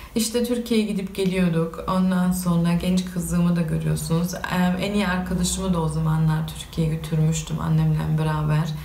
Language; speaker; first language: Turkish; early bilingual, heritage; Turkish